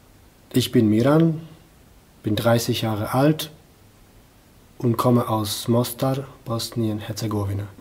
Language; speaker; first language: German; non-native, fluent; Bosnian